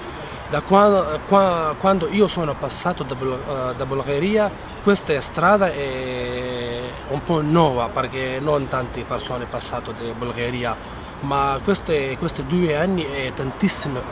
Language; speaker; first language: Italian; non-native, learner; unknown